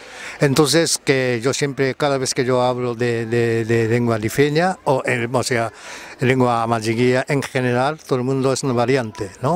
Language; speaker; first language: Spanish; non-native, fluent; Japanese